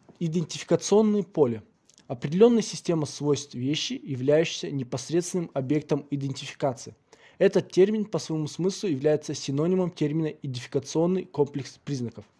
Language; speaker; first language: Russian; non-native, local second language; Kazakh